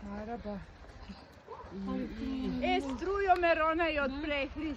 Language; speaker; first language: Bosnian; native; Bosnian